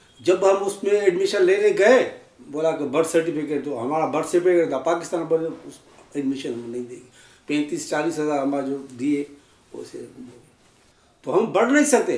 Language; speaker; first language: Urdu; non-native, local second language; Sindhi